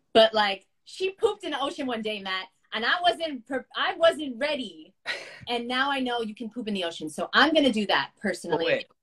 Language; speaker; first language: English; native; English